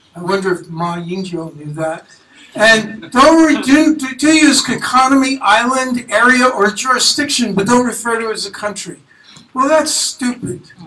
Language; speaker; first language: English; native; English